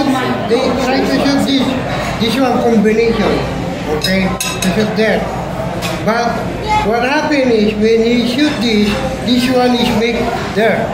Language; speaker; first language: English; non-native, learner; Filipino